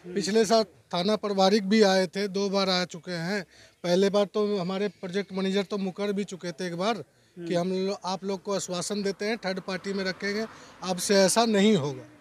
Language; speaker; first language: Hindi; native; Hindi